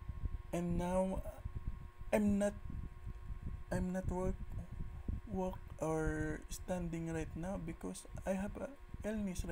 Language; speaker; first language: English; non-native, learner; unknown